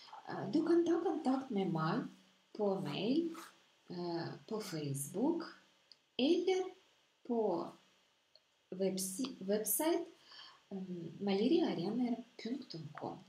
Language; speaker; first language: Norwegian; non-native, fluent; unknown